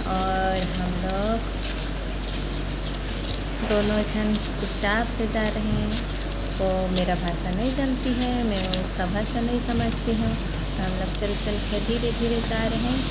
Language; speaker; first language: Hindi; non-native, local second language; Odia